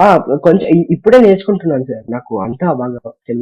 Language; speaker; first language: Telugu; non-native, learner; Kannada